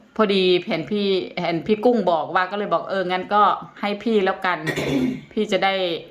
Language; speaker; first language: Thai; native; Thai